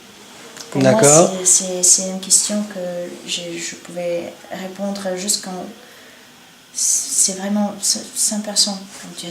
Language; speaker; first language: French; non-native, learner; Bulgarian